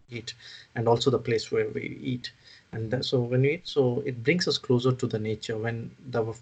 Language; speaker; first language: English; non-native, local second language; Odia